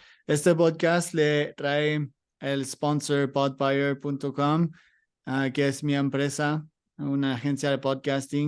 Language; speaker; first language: Spanish; non-native, learner; English